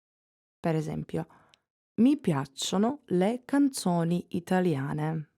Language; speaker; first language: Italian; non-native, fluent; English